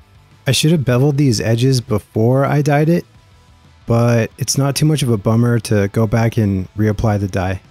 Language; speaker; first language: English; native; English